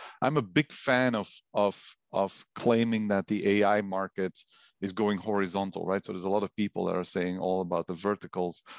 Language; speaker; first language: English; non-native, fluent; Dutch